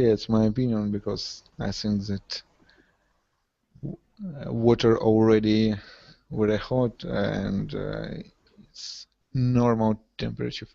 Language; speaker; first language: English; non-native, learner; Russian